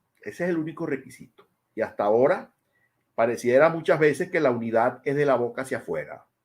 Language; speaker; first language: Spanish; native; Spanish